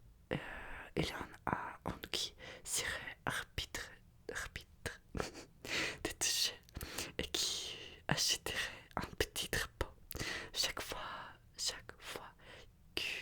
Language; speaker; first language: French; non-native, learner; Russian